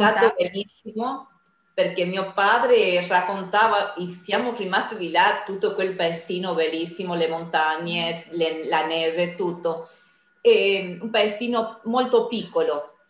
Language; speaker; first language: Italian; non-native, fluent; Spanish